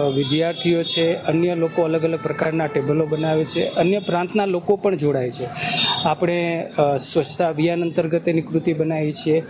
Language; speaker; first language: Gujarati; non-native, local second language; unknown